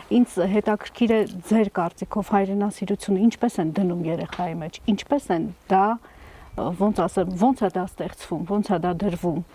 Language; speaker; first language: Armenian; native; Armenian